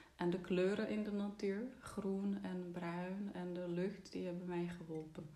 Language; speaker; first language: Dutch; non-native, fluent; Czech